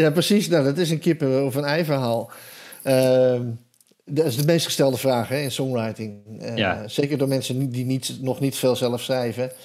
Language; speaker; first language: Dutch; native; Dutch